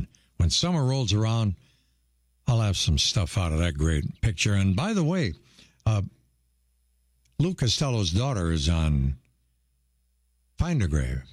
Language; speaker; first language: English; native; English